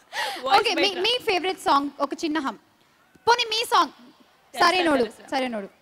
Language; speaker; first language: Telugu; native; Telugu